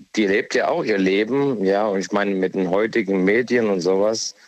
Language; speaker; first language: German; native; German